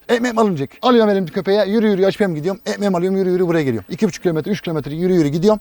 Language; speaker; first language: Turkish; native; Turkish